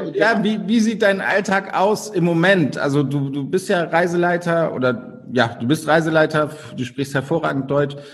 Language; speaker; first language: German; native; German